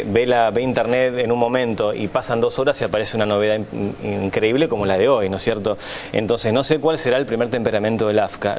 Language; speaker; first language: Spanish; native; Spanish